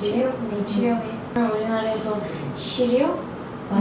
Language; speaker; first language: Korean; non-native, learner; Turkish